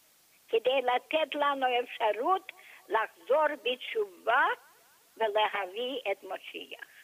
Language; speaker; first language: Hebrew; non-native, fluent; English